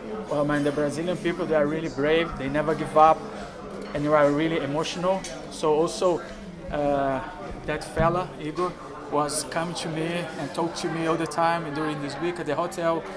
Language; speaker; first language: English; non-native, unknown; Portuguese